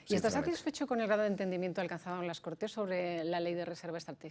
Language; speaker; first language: Spanish; native; Spanish